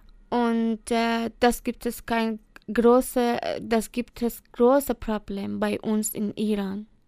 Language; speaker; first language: German; non-native, learner; Persian